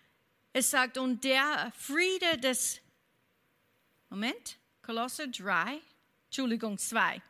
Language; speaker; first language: German; non-native, fluent; English